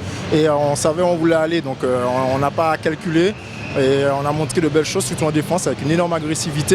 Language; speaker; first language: French; native; French